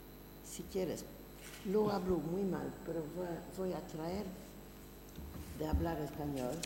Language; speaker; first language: Spanish; non-native, learner; French